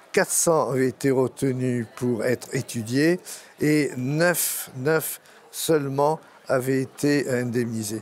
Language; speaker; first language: French; native; French